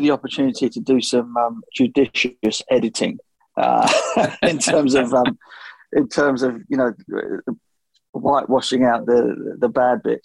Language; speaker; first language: English; native; English